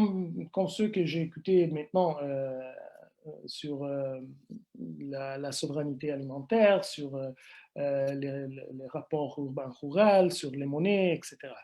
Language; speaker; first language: French; non-native, fluent; Italian